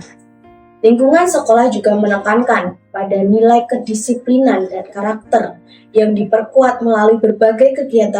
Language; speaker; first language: Indonesian; native; Indonesian